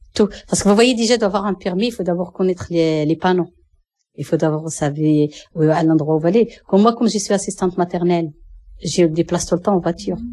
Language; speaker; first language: French; non-native, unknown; Arabic